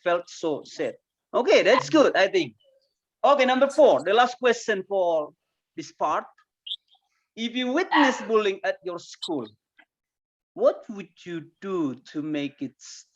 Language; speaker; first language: English; non-native, fluent; Indonesian